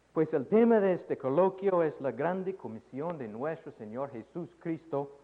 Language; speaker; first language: Spanish; non-native, fluent; English